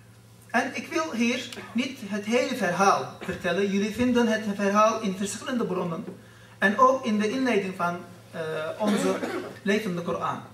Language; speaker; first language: Dutch; non-native, fluent; Turkish